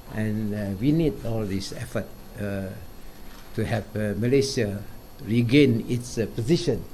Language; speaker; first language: English; non-native, local second language; Malay